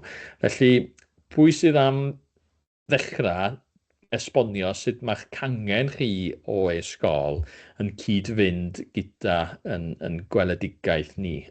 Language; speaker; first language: Welsh; native; Welsh